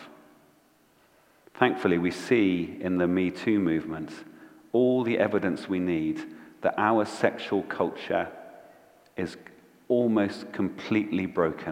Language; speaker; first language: English; native; English